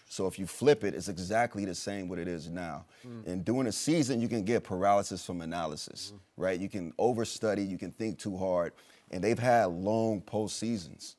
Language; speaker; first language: English; native; English